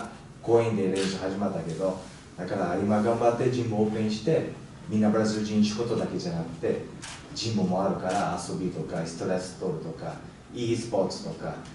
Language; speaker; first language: Japanese; non-native, learner; Portuguese